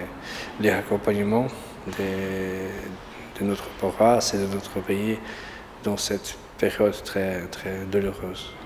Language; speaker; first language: French; non-native, fluent; Ukrainian